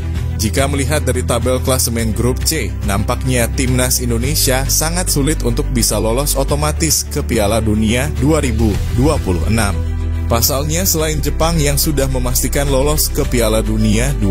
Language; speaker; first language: Indonesian; native; Indonesian